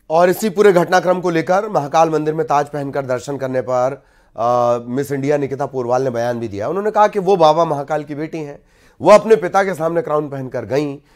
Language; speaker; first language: Hindi; native; Hindi